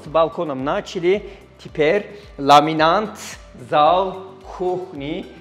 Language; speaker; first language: Russian; non-native, learner; Turkish